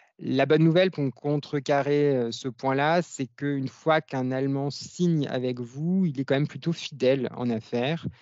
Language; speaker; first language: French; native; French